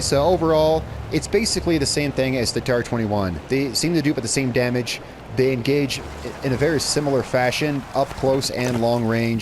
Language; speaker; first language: English; native; English